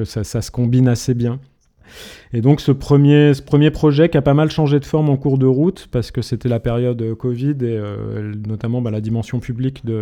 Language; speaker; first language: French; native; French